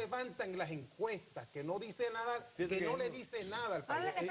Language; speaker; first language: Spanish; native; Spanish